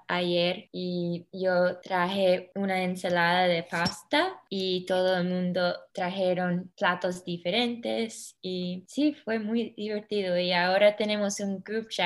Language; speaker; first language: Spanish; early bilingual, heritage; English